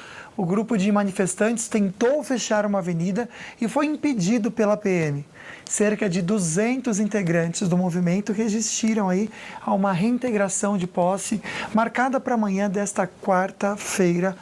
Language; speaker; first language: Portuguese; native; Portuguese